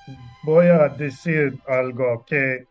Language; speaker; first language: Spanish; non-native, learner; English